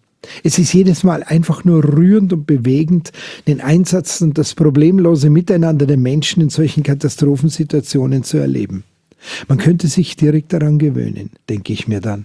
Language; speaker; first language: German; native; German